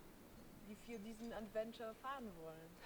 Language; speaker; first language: German; non-native, learner; Polish